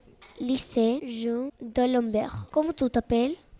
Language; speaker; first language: French; non-native, learner; Spanish